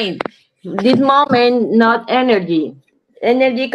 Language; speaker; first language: English; non-native, learner; Spanish